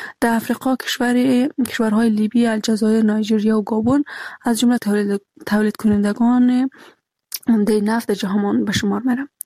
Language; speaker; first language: Persian; native; Persian